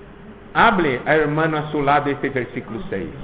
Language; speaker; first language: Spanish; non-native, fluent; Portuguese